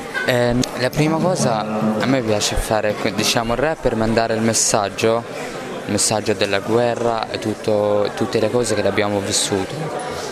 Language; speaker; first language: Italian; non-native, learner; Arabic